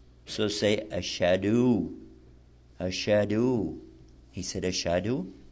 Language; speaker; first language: English; native; English